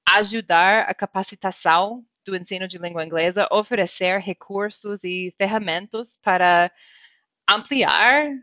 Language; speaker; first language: Portuguese; non-native, fluent; English